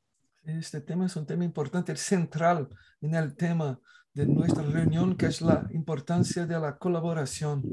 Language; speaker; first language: Spanish; non-native, fluent; Portuguese